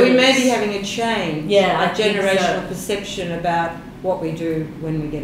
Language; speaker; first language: English; native; English